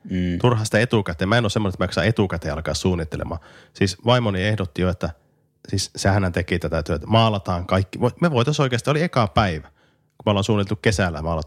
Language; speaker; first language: Finnish; native; Finnish